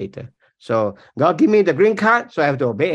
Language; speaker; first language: English; non-native, local second language; Min Nan Chinese